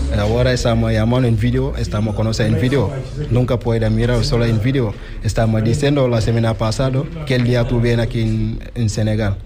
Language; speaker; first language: Spanish; non-native, learner; Wolof